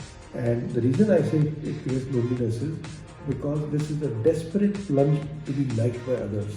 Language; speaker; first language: English; non-native, local second language; Hindi